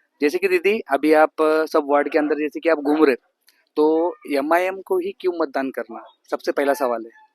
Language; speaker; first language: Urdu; non-native, local second language; Marathi